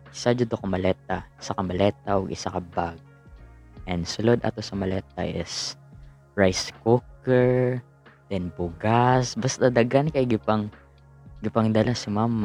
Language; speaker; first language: English; non-native, local second language; Cebuano